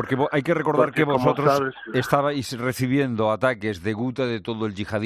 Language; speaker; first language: Spanish; native; Spanish